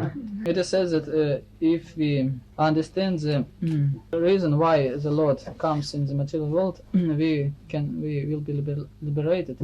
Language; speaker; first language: English; non-native, fluent; Russian